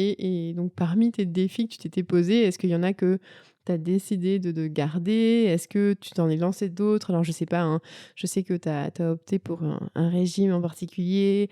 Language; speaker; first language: French; native; French